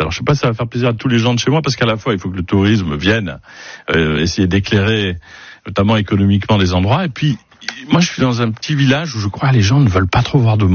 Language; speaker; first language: French; native; French